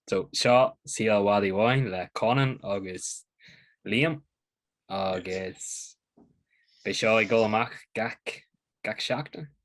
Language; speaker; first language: Irish; native; Irish